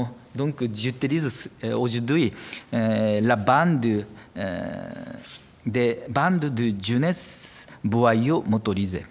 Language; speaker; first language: French; non-native, fluent; Japanese